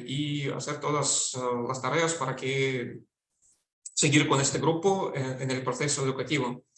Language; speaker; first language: Spanish; non-native, fluent; Russian